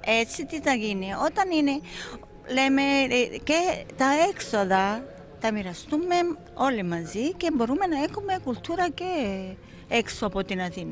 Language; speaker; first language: Greek; non-native, fluent; Italian